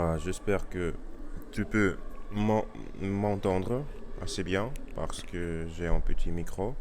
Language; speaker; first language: French; non-native, learner; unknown